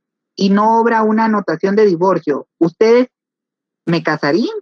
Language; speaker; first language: Spanish; native; Spanish